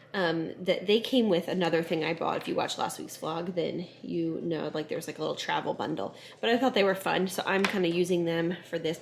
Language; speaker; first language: English; native; English